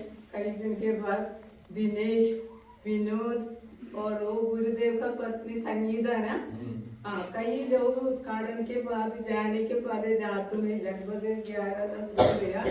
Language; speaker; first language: Hindi; non-native, local second language; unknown